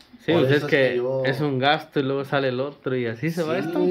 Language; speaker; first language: Spanish; native; Spanish